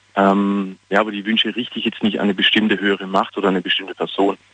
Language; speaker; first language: German; non-native, fluent; Portuguese